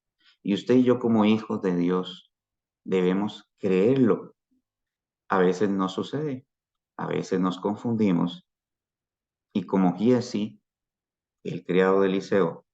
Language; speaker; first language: Spanish; native; Spanish